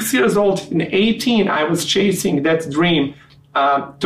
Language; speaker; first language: English; non-native, fluent; Serbian